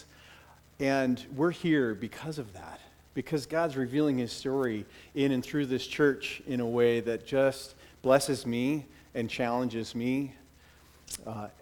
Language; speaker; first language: English; native; English